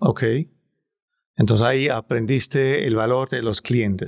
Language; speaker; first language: Spanish; non-native, fluent; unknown